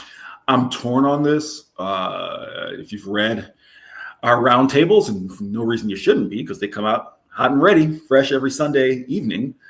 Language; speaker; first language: English; native; English